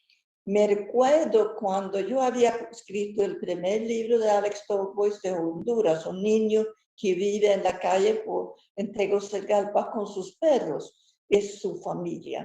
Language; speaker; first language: Spanish; non-native, fluent; Swedish